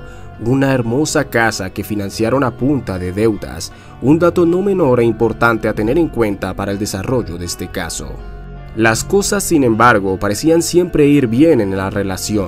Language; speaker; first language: Spanish; native; Spanish